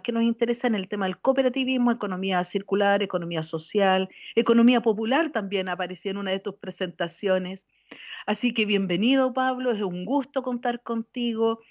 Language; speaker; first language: Spanish; native; Spanish